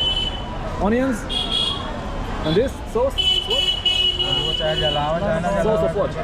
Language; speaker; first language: English; non-native, learner; Arabic